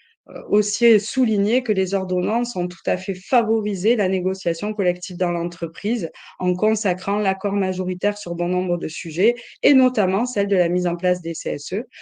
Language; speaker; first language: French; native; French